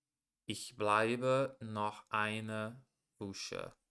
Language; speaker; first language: German; non-native, learner; Portuguese